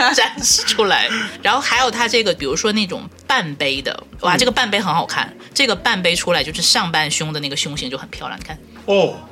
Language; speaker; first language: Chinese; native; Chinese